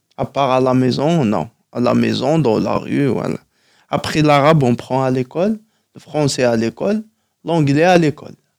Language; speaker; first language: French; non-native, local second language; Kabyle